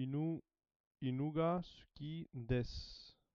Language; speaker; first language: Japanese; non-native, learner; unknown